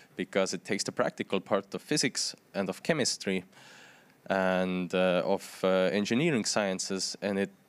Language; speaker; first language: English; non-native, fluent; Estonian